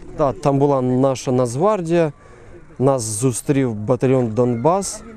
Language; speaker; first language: Ukrainian; native; Ukrainian